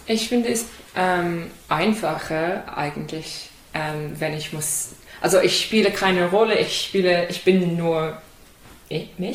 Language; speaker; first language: German; non-native, learner; English